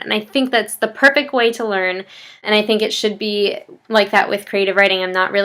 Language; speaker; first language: English; native; English